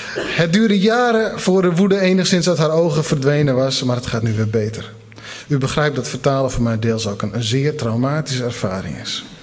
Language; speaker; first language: Dutch; non-native, local second language; Western Frisian